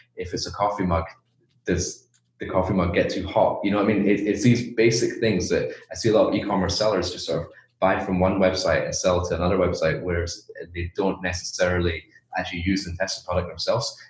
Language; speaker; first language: English; native; English